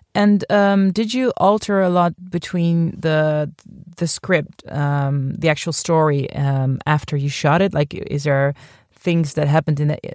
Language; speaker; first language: English; non-native, fluent; Dutch